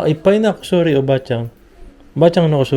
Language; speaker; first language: Japanese; non-native, learner; Filipino